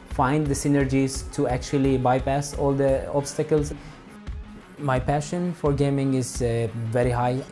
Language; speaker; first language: English; non-native, fluent; Arabic